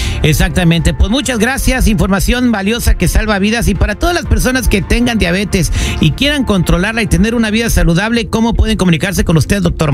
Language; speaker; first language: Spanish; native; Spanish